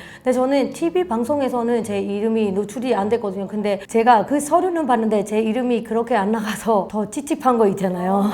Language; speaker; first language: Korean; non-native, fluent; Burmese